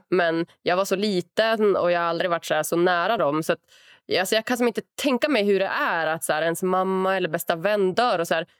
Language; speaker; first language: Swedish; native; Swedish